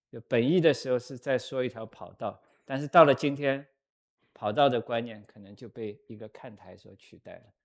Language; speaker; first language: Chinese; native; Chinese